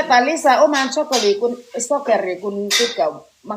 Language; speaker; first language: Finnish; non-native, learner; Thai